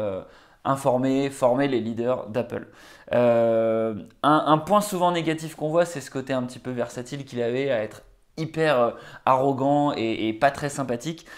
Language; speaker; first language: French; native; French